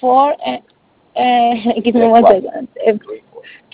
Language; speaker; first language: English; non-native, learner; Spanish